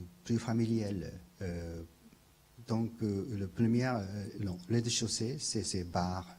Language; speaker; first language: French; non-native, learner; Japanese